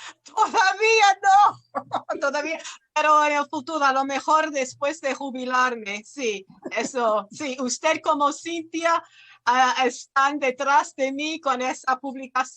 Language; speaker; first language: Spanish; non-native, fluent; English